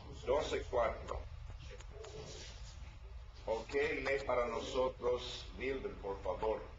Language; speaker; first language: Spanish; non-native, learner; English